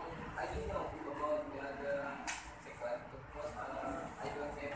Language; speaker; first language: English; non-native, learner; Indonesian